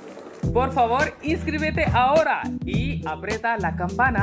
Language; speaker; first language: Spanish; non-native, learner; Hindi